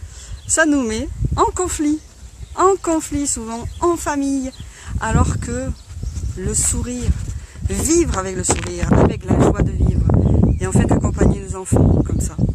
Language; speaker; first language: French; native; French